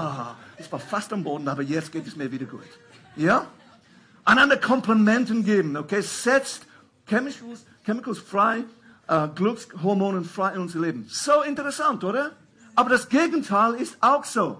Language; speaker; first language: German; non-native, fluent; English